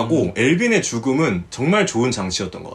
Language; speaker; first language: Korean; native; Korean